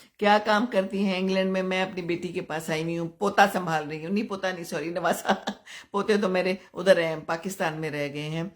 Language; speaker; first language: Urdu; non-native, local second language; Punjabi